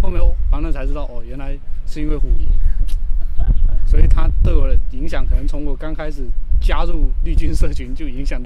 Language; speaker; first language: Chinese; native; Chinese